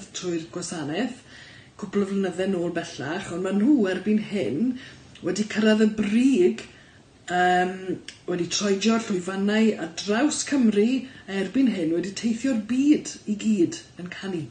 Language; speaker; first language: Welsh; native; Welsh